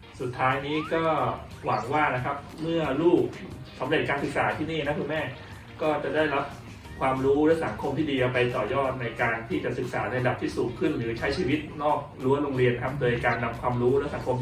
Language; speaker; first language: Thai; native; Thai